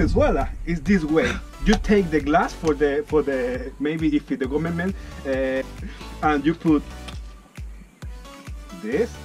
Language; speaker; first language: English; non-native, learner; Spanish